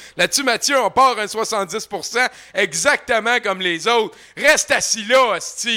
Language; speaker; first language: French; native; French